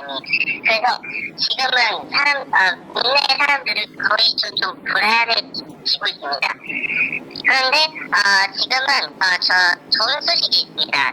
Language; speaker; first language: Korean; non-native, fluent; Chinese